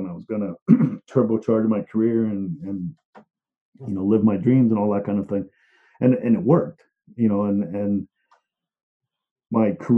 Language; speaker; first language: English; native; English